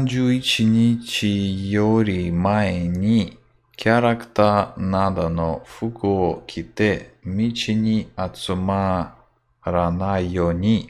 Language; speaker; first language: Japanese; non-native, learner; English